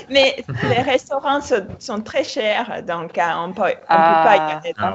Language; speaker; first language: French; non-native, fluent; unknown